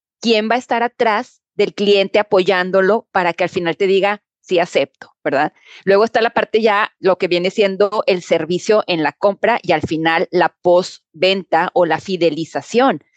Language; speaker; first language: Spanish; native; Spanish